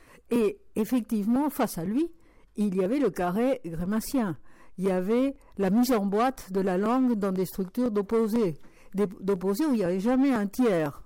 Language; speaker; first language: French; non-native, fluent; Spanish